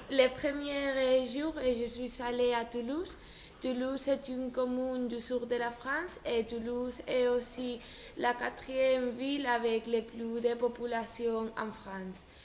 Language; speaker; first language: French; non-native, learner; Spanish